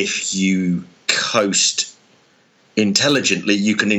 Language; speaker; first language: English; native; English